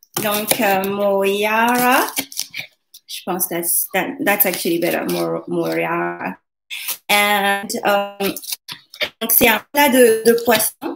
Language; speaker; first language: French; non-native, local second language; Lingala